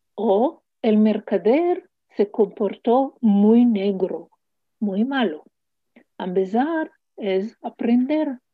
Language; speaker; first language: Spanish; early bilingual, heritage; Hebrew